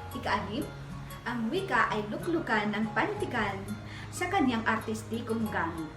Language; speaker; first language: Filipino; non-native, local second language; Maranao